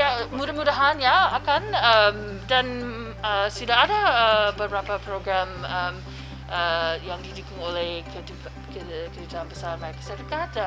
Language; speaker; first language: Indonesian; non-native, fluent; English